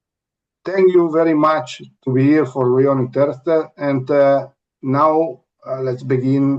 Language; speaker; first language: English; non-native, learner; Italian